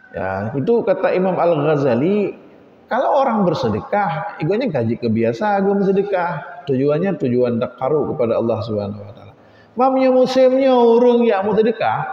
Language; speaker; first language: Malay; non-native, local second language; Achinese